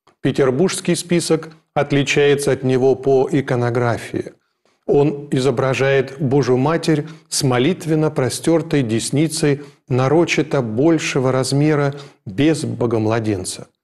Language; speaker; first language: Russian; native; Russian